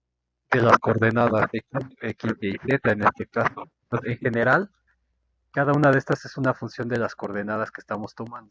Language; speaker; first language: Spanish; native; Spanish